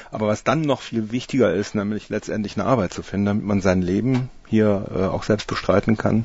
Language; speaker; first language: German; native; German